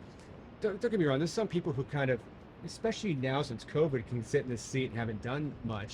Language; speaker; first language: English; native; English